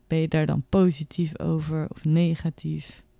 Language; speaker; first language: Dutch; native; Dutch